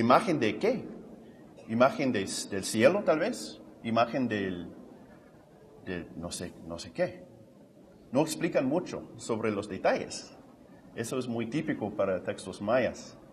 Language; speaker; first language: Spanish; non-native, fluent; English